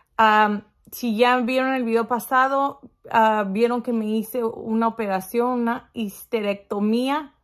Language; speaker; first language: Spanish; early bilingual, heritage; Spanish